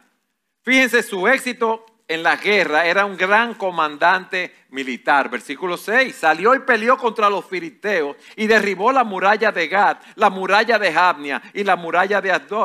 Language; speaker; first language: Spanish; native; Spanish